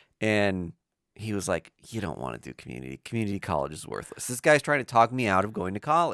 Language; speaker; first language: English; native; English